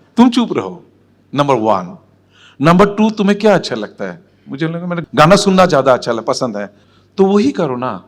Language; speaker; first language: Hindi; non-native, local second language; Assamese